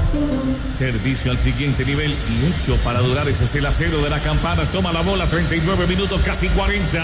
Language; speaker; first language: Spanish; native; Spanish